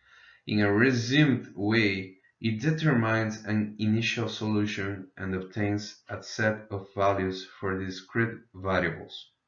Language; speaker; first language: English; non-native, fluent; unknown